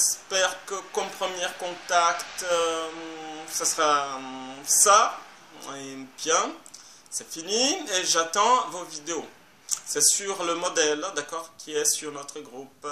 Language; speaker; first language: French; non-native, fluent; Portuguese